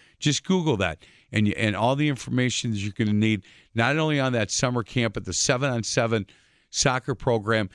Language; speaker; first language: English; native; English